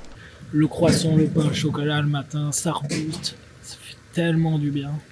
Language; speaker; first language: French; native; French